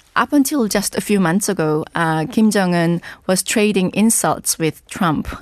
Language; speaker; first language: English; non-native, fluent; Korean